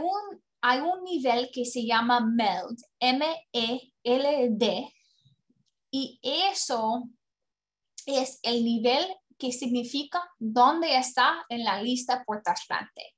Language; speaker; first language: Spanish; non-native, learner; English